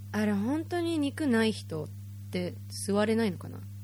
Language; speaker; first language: Japanese; native; Japanese